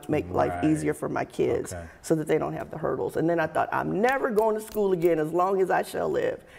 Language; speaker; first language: English; native; English